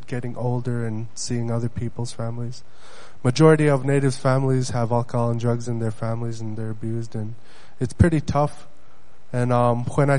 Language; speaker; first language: English; early bilingual, other home language; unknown